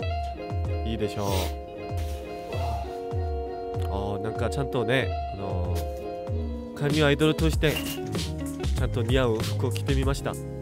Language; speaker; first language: Japanese; non-native, fluent; Korean